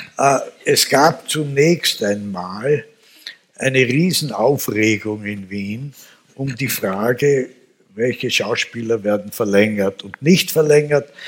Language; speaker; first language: German; native; German